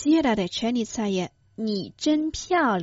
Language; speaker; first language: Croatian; non-native, fluent; Chinese